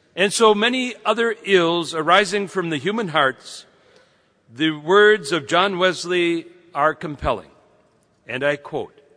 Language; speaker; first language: English; native; English